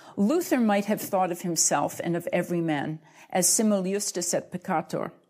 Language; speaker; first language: English; native; English